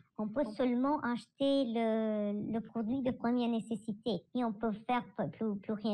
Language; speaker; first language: French; non-native, learner; Italian